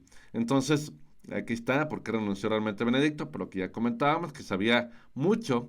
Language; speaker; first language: Spanish; native; Spanish